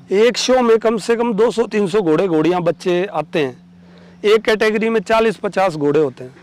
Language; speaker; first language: Hindi; native; Hindi